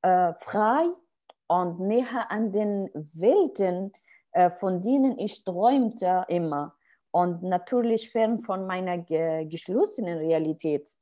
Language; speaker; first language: German; non-native, learner; Arabic